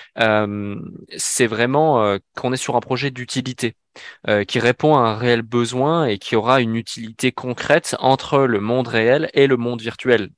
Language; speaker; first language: French; native; French